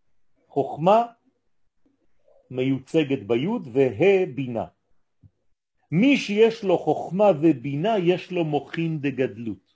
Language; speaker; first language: Hebrew; non-native, fluent; French